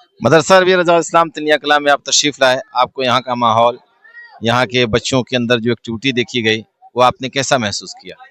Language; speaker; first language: Hindi; native; Hindi